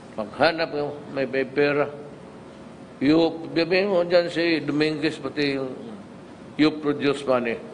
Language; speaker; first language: Filipino; non-native, local second language; Cebuano